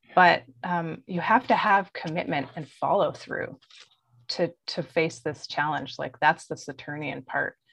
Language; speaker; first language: English; native; English